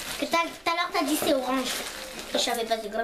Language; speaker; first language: French; early bilingual, other home language; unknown